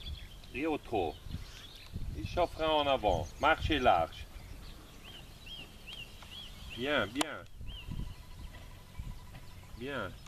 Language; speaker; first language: French; non-native, learner; German